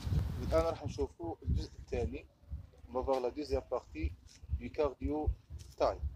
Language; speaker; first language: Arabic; native; Arabic